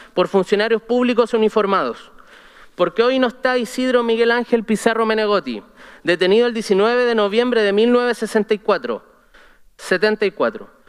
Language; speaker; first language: Spanish; native; Spanish